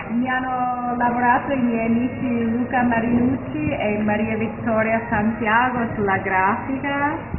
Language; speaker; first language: Italian; non-native, fluent; English